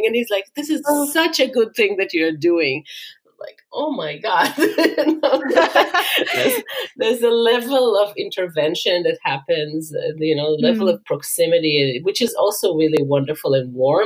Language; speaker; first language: English; non-native, fluent; Hebrew